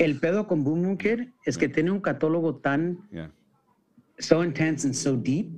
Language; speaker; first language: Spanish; early bilingual, heritage; Spanish